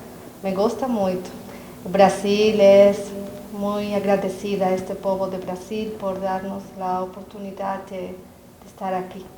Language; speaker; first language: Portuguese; non-native, learner; Spanish